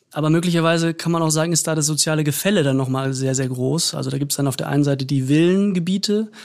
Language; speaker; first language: German; native; German